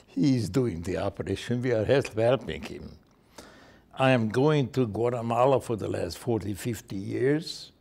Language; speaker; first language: English; non-native, fluent; Hungarian